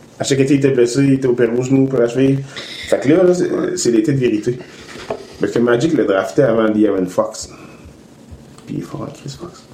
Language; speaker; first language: French; native; French